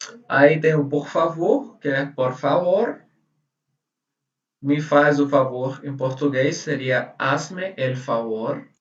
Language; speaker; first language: Portuguese; non-native, fluent; Spanish